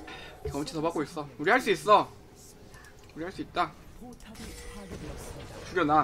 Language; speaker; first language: Korean; native; Korean